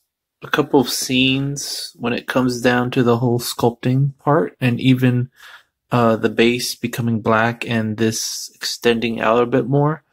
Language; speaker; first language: English; native; English